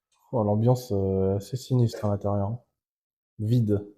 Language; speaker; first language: French; native; French